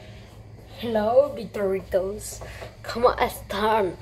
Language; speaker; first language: Spanish; early bilingual, heritage; Spanish